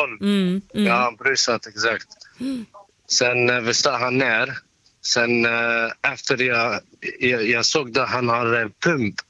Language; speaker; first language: Swedish; non-native, learner; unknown